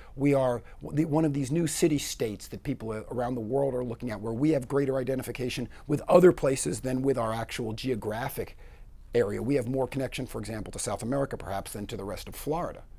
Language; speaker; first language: English; native; English